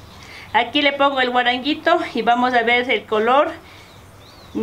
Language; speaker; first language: Spanish; native; Spanish